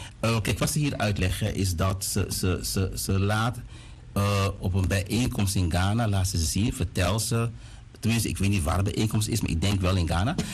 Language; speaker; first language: Dutch; native; Dutch